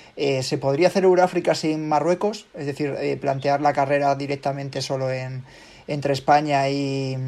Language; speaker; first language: Spanish; native; Spanish